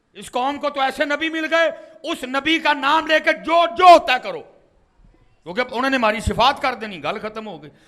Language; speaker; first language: Urdu; non-native, local second language; Punjabi